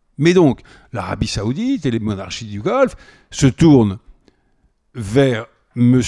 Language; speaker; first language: French; native; French